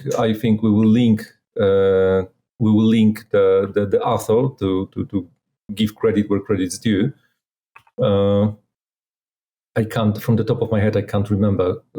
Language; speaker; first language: English; non-native, fluent; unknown